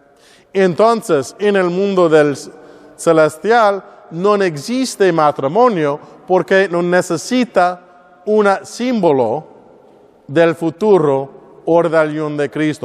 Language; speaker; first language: Spanish; non-native, learner; English